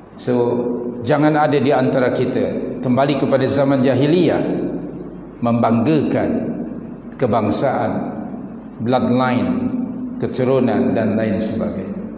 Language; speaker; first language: Malay; non-native, local second language; Sundanese